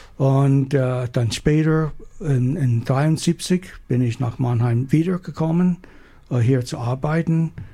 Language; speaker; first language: German; non-native, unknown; English